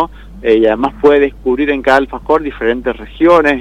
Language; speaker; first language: Spanish; native; Spanish